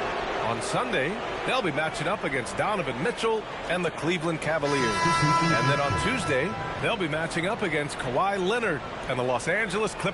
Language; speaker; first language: English; native; English